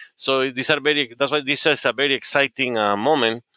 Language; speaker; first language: English; non-native, fluent; Spanish